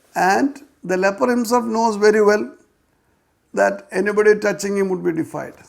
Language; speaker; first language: English; non-native, local second language; Malayalam